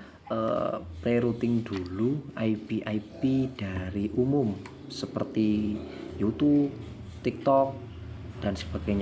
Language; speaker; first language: Indonesian; native; Indonesian